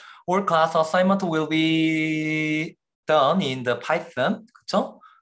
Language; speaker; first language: English; non-native, fluent; Korean